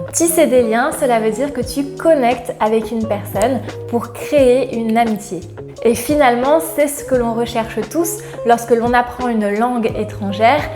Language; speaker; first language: French; native; French